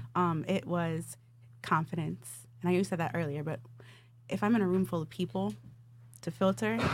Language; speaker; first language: English; native; English